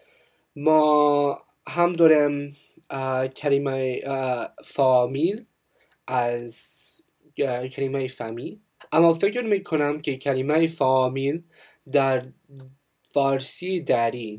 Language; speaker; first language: Persian; non-native, learner; English